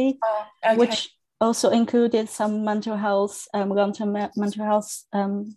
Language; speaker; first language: English; non-native, fluent; Chinese